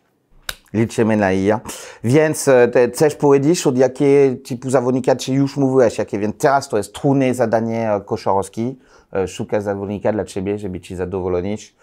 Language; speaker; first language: Polish; non-native, learner; French